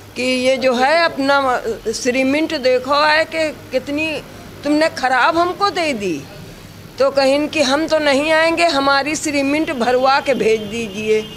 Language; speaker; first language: Hindi; native; Hindi